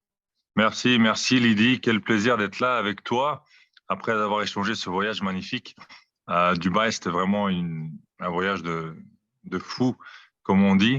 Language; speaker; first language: French; non-native, fluent; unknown